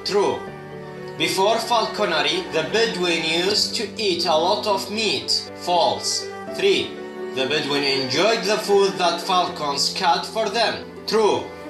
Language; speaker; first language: English; non-native, fluent; Arabic